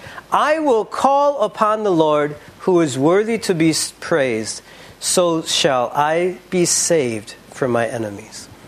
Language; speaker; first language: English; native; English